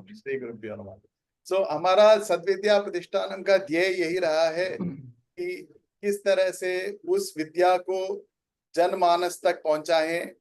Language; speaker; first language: Hindi; non-native, local second language; Tamil